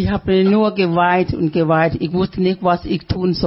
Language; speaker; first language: German; non-native, fluent; Thai